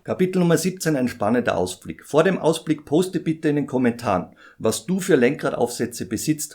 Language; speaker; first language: German; native; German